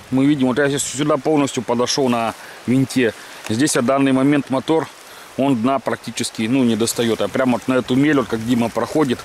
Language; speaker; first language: Russian; native; Russian